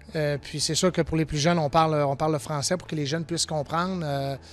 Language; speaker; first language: French; native; French